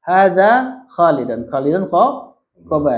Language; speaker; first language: Arabic; non-native, fluent; Indonesian